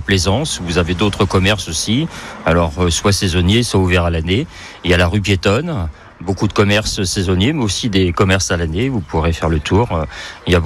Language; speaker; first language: French; native; French